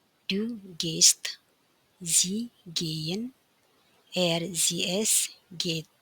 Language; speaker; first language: German; non-native, fluent; Indonesian